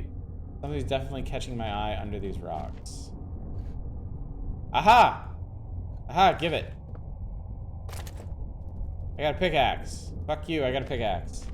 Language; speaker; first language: English; native; English